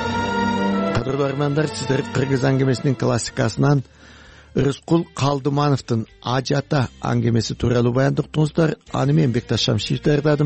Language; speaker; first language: Kyrgyz; native; Kyrgyz